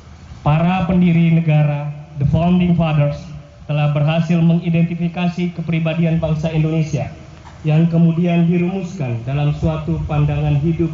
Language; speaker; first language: Indonesian; native; Indonesian